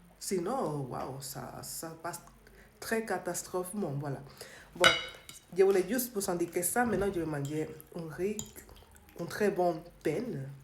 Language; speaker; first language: French; non-native, learner; Spanish